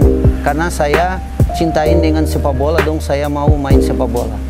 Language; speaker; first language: Indonesian; non-native, fluent; Portuguese